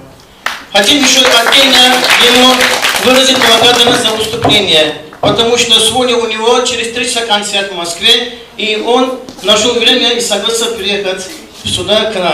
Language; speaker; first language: Russian; non-native, fluent; Turkish